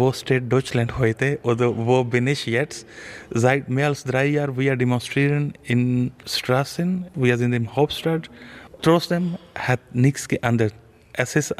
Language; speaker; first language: German; non-native, learner; Urdu